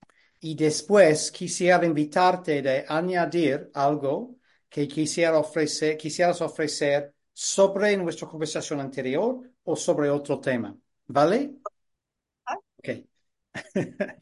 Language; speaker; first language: Spanish; non-native, fluent; English